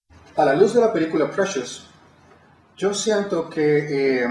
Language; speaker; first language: Spanish; native; Spanish